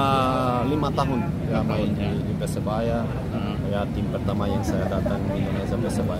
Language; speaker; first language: Indonesian; non-native, fluent; Portuguese